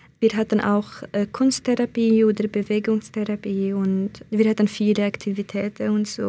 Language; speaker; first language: German; non-native, learner; Central Kurdish